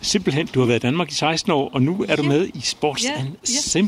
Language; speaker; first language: Danish; native; Danish